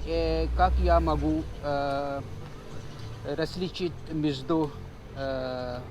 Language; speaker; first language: Russian; non-native, learner; Urdu